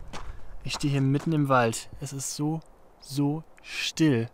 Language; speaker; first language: German; native; German